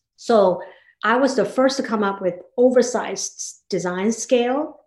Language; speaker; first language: English; non-native, fluent; Chinese